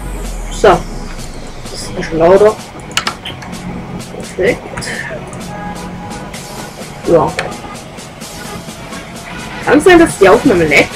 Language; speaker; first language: German; native; German